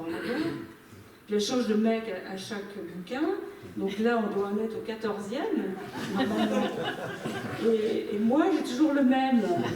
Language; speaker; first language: French; native; French